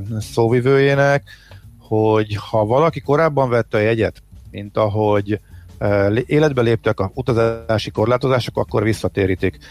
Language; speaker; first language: Hungarian; native; Hungarian